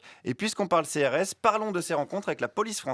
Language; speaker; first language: French; native; French